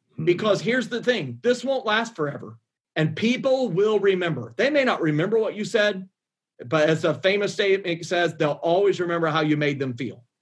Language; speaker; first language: English; native; English